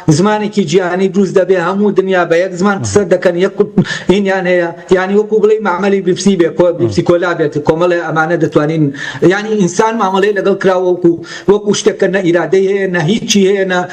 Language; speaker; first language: Central Kurdish; non-native, local second language; Gurani